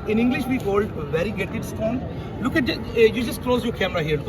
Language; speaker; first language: English; non-native, local second language; Urdu